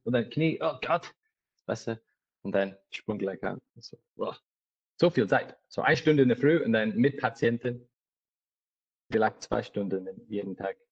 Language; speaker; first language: German; non-native, learner; English